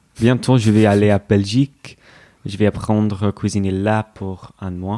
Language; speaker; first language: French; non-native, learner; English